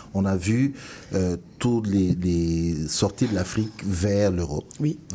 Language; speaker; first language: French; native; French